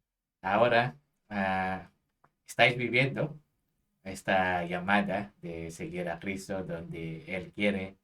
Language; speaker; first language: Spanish; non-native, fluent; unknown